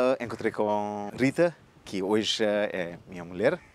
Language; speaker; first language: Portuguese; non-native, learner; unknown